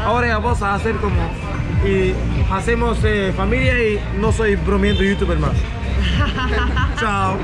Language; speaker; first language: Spanish; non-native, learner; Swedish